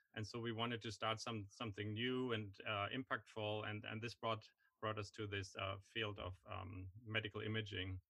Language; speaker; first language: English; non-native, fluent; German